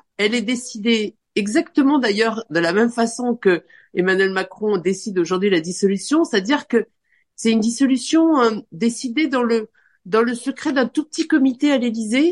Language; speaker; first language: French; native; French